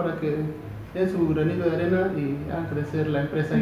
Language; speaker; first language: Spanish; native; Spanish